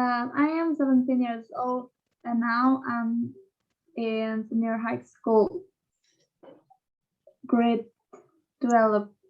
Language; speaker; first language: English; non-native, learner; Indonesian